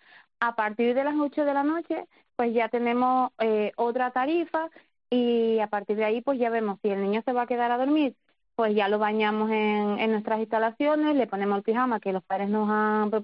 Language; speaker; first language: Spanish; native; Spanish